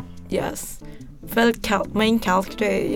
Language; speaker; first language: English; non-native, learner; Japanese